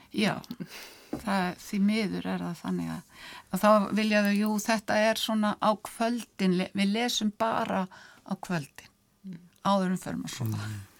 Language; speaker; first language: Icelandic; native; Icelandic